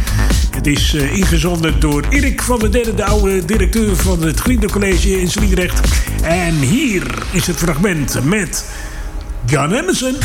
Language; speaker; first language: Dutch; native; Dutch